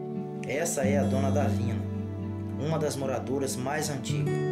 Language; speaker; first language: Portuguese; native; Portuguese